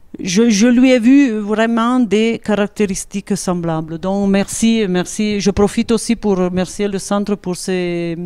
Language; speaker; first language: French; non-native, local second language; Italian